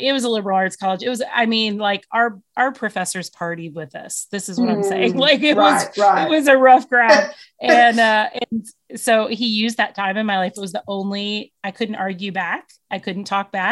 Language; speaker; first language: English; native; English